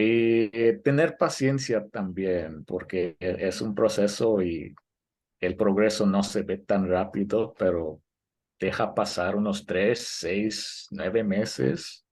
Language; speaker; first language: Spanish; early bilingual, heritage; Spanish